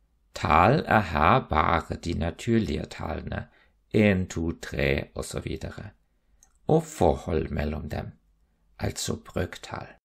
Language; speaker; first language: Norwegian; non-native, fluent; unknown